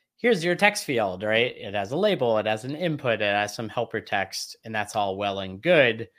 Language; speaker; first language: English; native; English